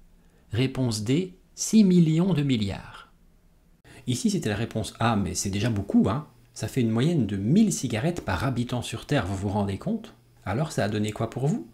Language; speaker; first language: French; native; French